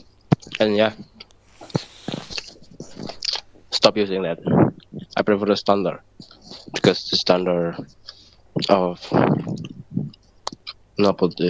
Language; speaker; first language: English; non-native, learner; Indonesian